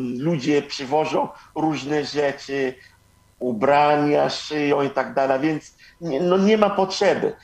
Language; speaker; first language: Polish; non-native, fluent; Igbo